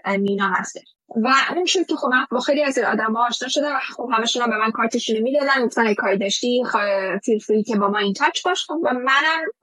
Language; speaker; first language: Persian; native; Persian